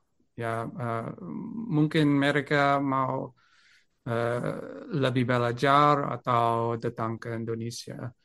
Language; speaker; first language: Indonesian; non-native, learner; English